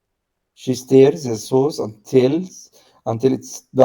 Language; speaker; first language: English; non-native, learner; Arabic